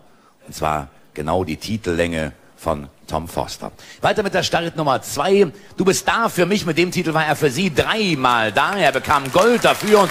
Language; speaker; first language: German; native; German